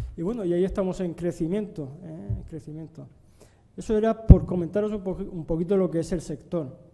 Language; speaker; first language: Spanish; native; Spanish